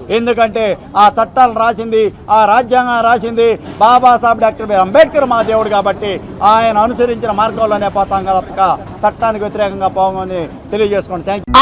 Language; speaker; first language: Telugu; native; Telugu